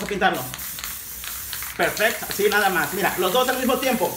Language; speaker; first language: Spanish; native; Spanish